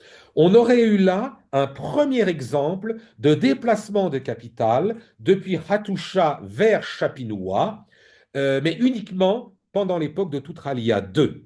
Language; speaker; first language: French; native; French